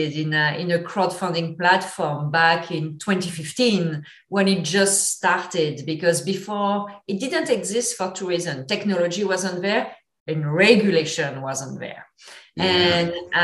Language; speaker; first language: English; non-native, fluent; French